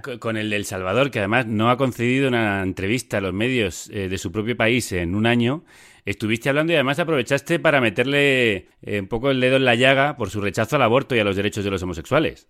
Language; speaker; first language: Spanish; native; Spanish